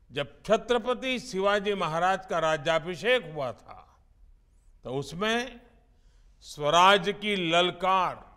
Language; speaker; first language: Hindi; non-native, local second language; Gujarati